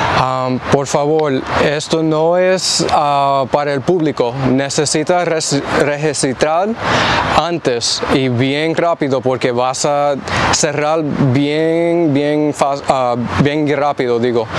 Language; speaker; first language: Spanish; early bilingual, heritage; English